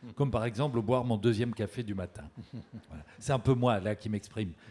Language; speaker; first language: French; native; French